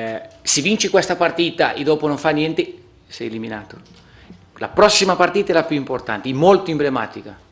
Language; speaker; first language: Italian; non-native, fluent; Portuguese